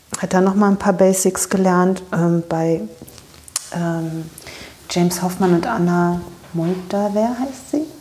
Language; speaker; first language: German; native; German